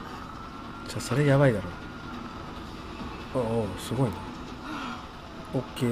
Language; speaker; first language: Japanese; native; Japanese